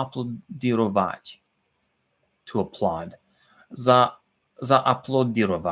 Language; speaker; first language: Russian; non-native, learner; English